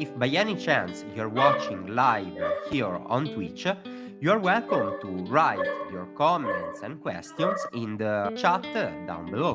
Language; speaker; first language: English; non-native, fluent; Italian